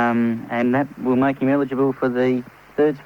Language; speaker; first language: English; native; English